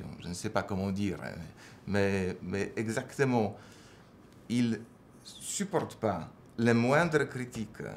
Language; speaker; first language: French; non-native, fluent; Polish